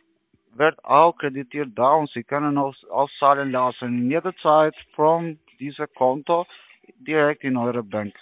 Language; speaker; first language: German; non-native, learner; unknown